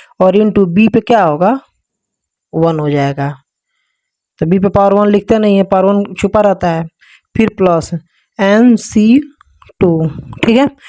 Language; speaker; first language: Hindi; native; Hindi